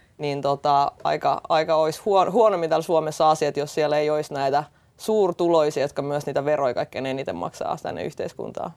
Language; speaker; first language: Finnish; early bilingual, other home language; Russian